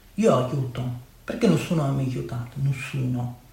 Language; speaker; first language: Italian; non-native, learner; Urdu